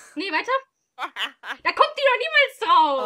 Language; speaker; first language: German; native; German